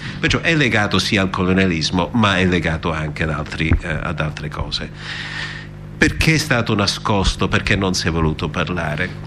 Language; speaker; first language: Italian; early bilingual, heritage; Italian